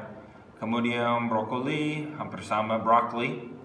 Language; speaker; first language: Indonesian; non-native, fluent; English